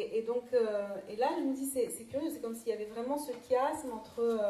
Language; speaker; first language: French; native; French